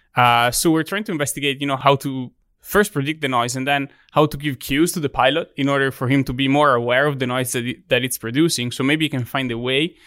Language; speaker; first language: English; non-native, fluent; Italian